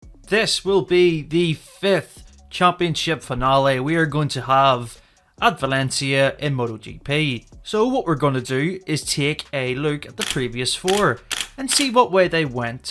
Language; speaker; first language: English; native; English